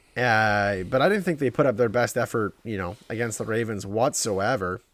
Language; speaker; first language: English; native; English